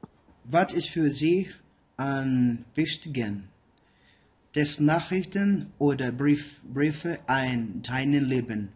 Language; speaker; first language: German; non-native, learner; Spanish